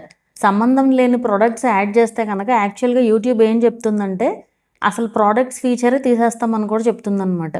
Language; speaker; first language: Telugu; native; Telugu